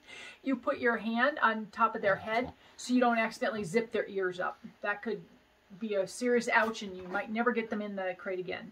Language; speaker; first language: English; native; English